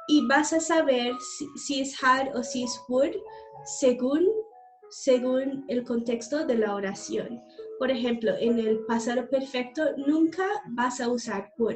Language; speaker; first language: Spanish; non-native, fluent; English